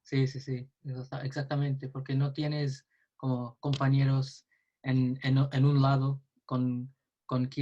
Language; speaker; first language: Spanish; non-native, learner; English